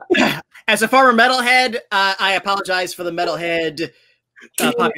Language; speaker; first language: English; native; English